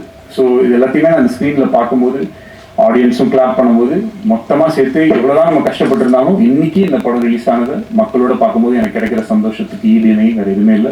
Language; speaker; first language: Tamil; native; Tamil